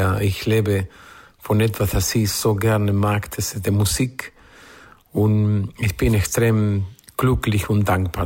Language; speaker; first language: German; non-native, fluent; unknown